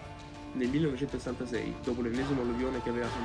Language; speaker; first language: Italian; native; Italian